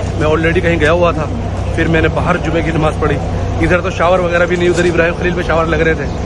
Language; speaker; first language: Urdu; native; Urdu